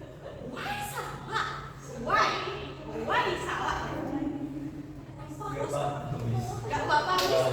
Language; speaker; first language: Indonesian; native; Indonesian